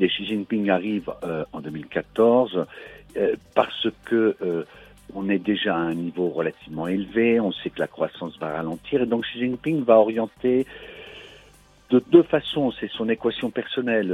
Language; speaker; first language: French; native; French